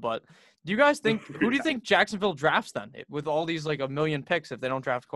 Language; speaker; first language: English; native; English